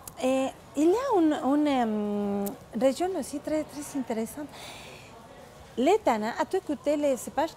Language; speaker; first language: French; non-native, fluent; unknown